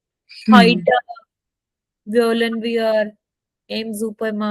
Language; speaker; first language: German; non-native, fluent; Hindi